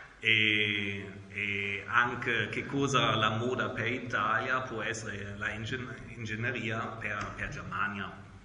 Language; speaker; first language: Italian; non-native, learner; German